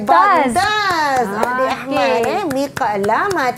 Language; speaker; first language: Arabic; non-native, fluent; Malay